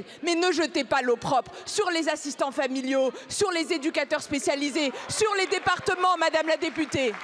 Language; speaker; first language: French; native; French